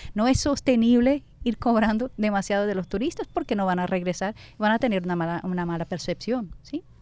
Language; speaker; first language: Spanish; non-native, fluent; Portuguese